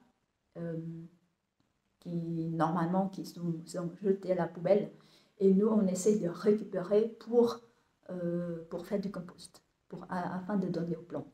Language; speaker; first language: French; non-native, fluent; Vietnamese